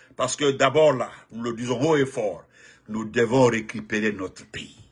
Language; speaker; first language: French; non-native, local second language; Fula